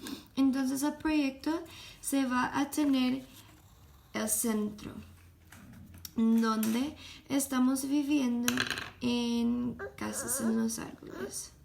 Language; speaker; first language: Spanish; non-native, learner; English